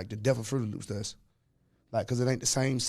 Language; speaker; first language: English; native; English